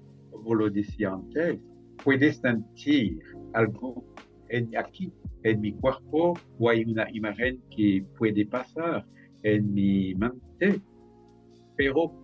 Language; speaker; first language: Spanish; non-native, fluent; French